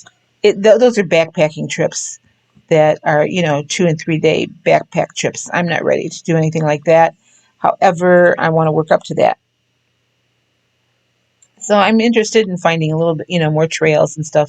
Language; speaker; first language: English; native; English